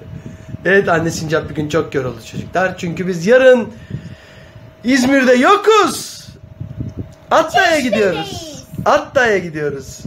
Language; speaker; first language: Turkish; native; Turkish